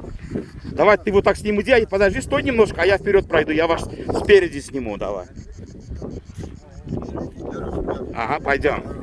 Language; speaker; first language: Russian; native; Russian